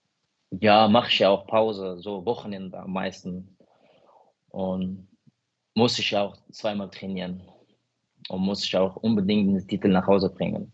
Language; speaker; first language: German; non-native, fluent; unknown